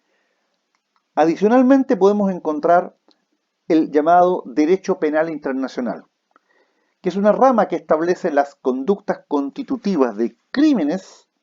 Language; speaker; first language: Spanish; native; Spanish